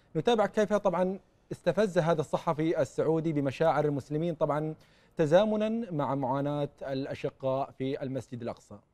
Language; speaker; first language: Arabic; native; Arabic